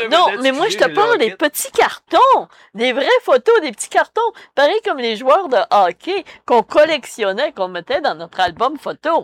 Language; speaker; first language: French; native; French